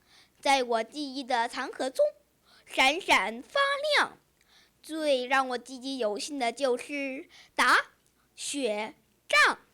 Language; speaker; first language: Chinese; early bilingual, heritage; Chinese